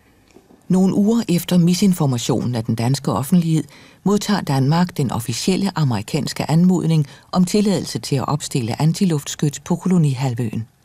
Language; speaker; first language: Danish; native; Danish